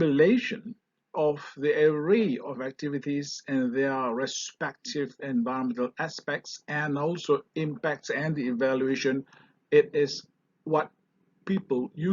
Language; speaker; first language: English; non-native, local second language; Malay